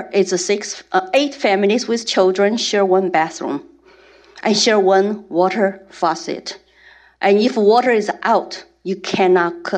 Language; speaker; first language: English; non-native, fluent; Chinese